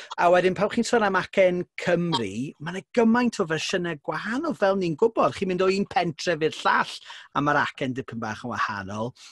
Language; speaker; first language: Welsh; native; Welsh